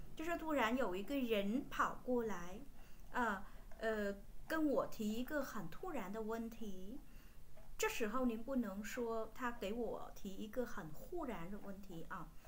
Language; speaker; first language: Chinese; non-native, fluent; Vietnamese